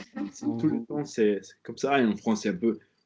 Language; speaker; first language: French; non-native, learner; German